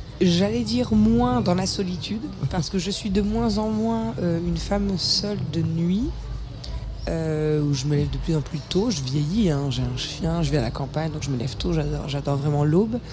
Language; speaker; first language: French; native; French